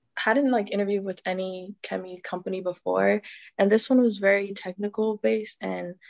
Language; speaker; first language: English; native; English